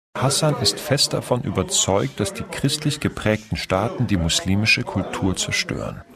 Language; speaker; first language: German; non-native, fluent; Persian